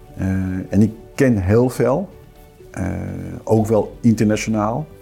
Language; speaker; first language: Dutch; non-native, fluent; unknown